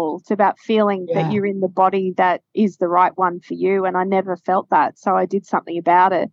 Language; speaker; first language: English; native; English